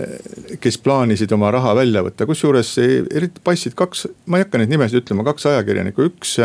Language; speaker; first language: Estonian; native; Estonian